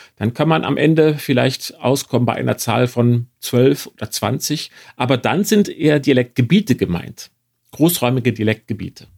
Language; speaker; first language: German; native; German